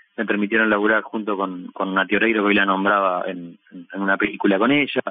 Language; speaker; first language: Spanish; native; Spanish